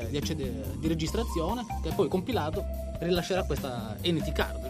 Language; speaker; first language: Italian; native; Italian